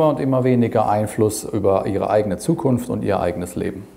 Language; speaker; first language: German; native; German